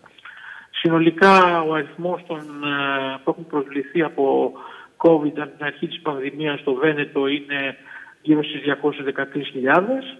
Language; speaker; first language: Greek; native; Greek